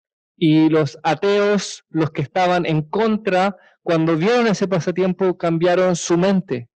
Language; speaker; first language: Spanish; native; Spanish